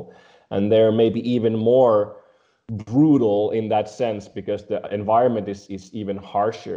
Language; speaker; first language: English; non-native, fluent; Swedish